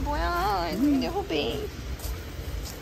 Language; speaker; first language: Portuguese; native; Portuguese